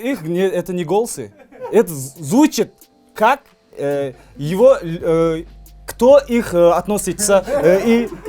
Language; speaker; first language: Russian; non-native, local second language; Kazakh